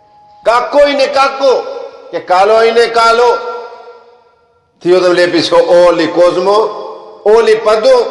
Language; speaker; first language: Greek; non-native, learner; Punjabi